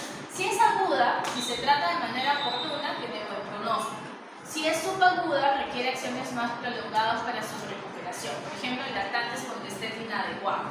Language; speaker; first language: Spanish; native; Spanish